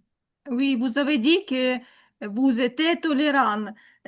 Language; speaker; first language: French; non-native, learner; Ukrainian